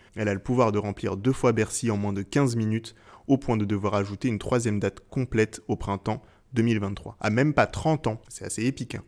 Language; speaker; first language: French; native; French